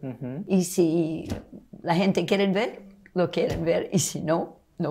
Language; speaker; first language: Spanish; non-native, fluent; English